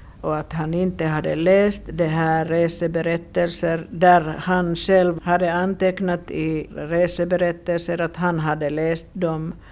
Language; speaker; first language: Swedish; non-native, local second language; Finnish